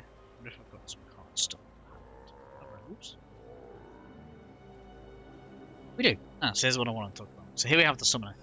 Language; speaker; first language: English; native; English